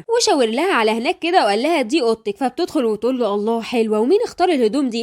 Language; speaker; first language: Arabic; native; Arabic